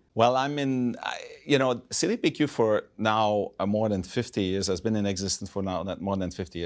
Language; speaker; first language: English; non-native, fluent; French